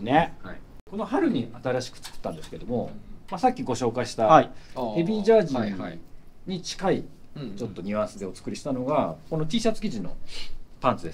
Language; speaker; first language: Japanese; native; Japanese